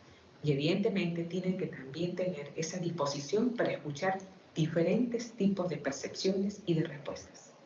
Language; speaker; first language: Spanish; native; Spanish